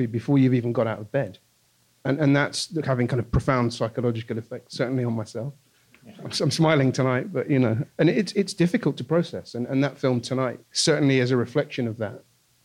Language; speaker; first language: English; native; English